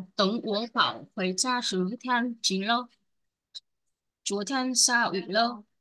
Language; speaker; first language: Chinese; non-native, learner; Vietnamese